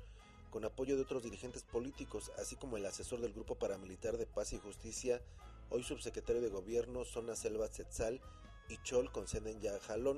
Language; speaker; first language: Spanish; native; Spanish